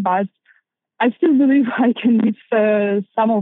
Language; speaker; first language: English; non-native, fluent; Ukrainian